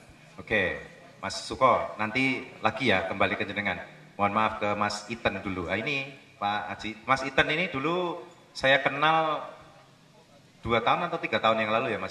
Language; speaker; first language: Indonesian; non-native, local second language; Javanese